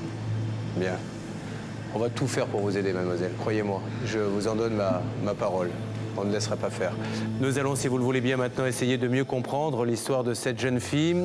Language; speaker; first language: French; native; French